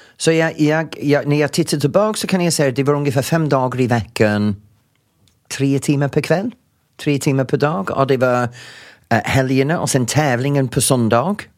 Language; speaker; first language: Swedish; non-native, fluent; English